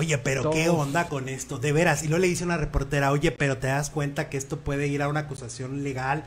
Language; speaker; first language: Spanish; native; Spanish